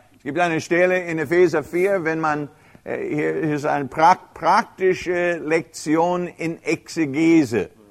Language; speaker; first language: German; non-native, fluent; English